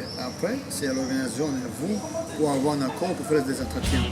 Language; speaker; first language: French; non-native, fluent; Croatian